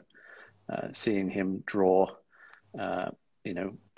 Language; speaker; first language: English; native; English